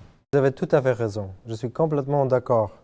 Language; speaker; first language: French; non-native, fluent; Polish